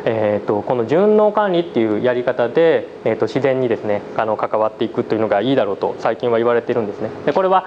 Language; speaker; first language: Japanese; native; Japanese